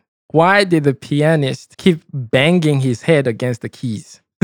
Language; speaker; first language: English; native; English